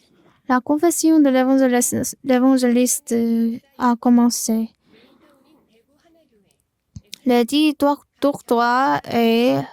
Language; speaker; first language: French; non-native, learner; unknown